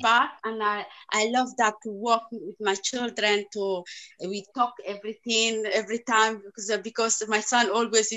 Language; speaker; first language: English; non-native, learner; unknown